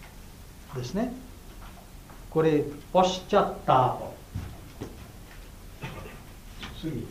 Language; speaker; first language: Japanese; non-native, fluent; Bangla